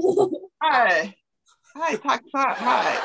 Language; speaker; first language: Japanese; non-native, learner; English